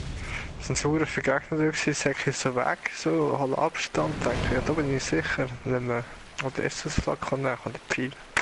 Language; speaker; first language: German; native; German